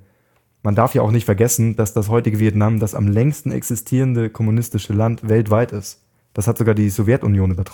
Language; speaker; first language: German; native; German